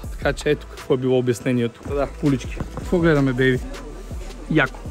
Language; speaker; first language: Bulgarian; native; Bulgarian